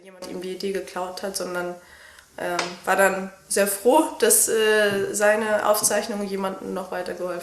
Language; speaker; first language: German; native; German